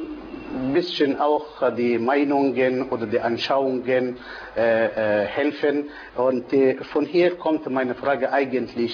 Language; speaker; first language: German; non-native, fluent; Arabic